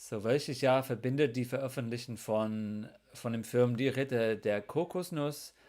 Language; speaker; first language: German; non-native, fluent; English